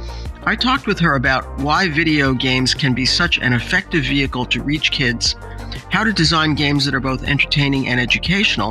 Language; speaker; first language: English; native; English